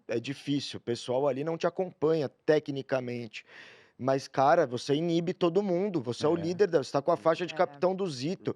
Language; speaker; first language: Portuguese; native; Portuguese